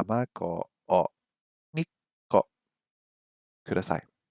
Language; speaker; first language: Japanese; non-native, learner; English